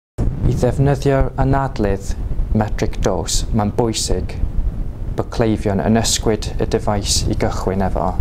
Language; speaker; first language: Welsh; non-native, local second language; English